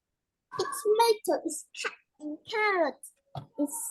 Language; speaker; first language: English; non-native, learner; Vietnamese